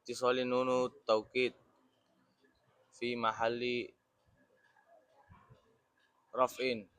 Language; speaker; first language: Arabic; non-native, learner; Indonesian